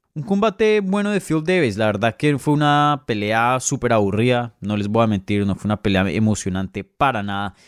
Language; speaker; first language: Spanish; native; Spanish